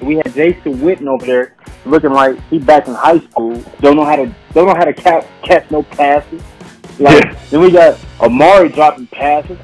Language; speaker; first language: English; native; English